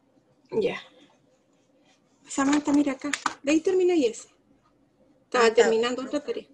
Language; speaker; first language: Spanish; native; Spanish